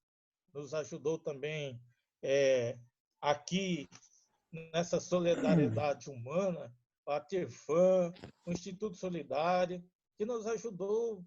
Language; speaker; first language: Portuguese; non-native, local second language; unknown